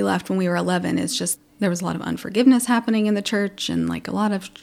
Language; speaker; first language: English; early bilingual, other home language; Pennsylvania German